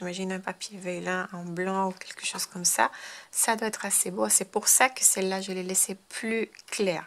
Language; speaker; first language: French; non-native, fluent; Spanish